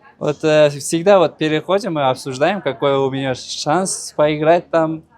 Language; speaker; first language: Russian; non-native, local second language; Uzbek